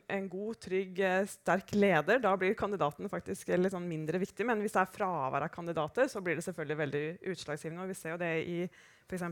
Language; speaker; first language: Norwegian; native; Norwegian